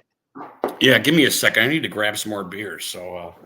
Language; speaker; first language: English; native; English